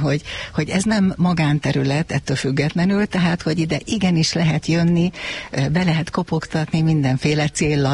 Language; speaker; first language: Hungarian; native; Hungarian